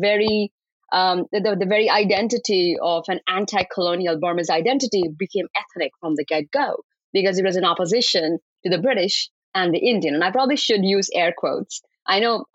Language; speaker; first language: English; non-native, local second language; Bangla